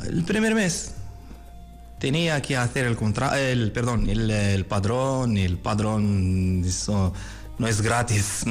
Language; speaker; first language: Spanish; non-native, fluent; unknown